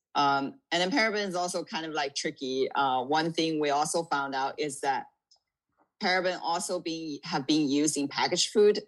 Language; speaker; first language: English; non-native, fluent; Chinese